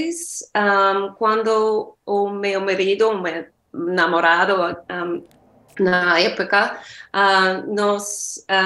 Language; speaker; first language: Portuguese; non-native, learner; English